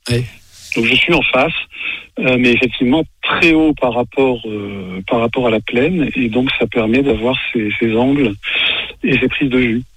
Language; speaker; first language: French; native; French